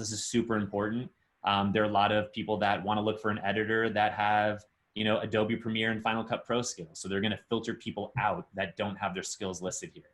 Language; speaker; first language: English; native; English